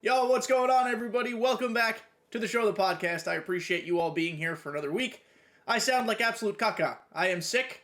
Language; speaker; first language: English; native; English